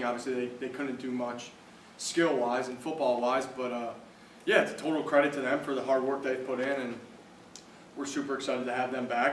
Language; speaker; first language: English; native; English